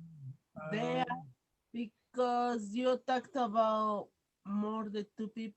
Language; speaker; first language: English; non-native, learner; Spanish